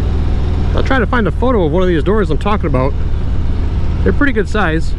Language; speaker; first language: English; native; English